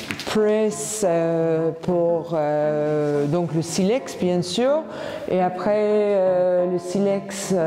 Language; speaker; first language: French; non-native, fluent; English